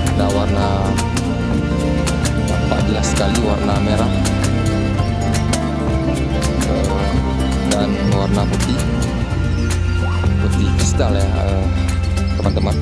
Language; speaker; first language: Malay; non-native, local second language; Achinese